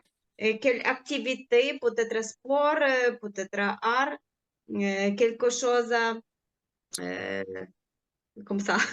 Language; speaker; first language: French; non-native, learner; Ukrainian